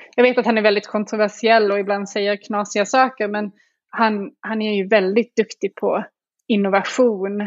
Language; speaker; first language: Swedish; native; Swedish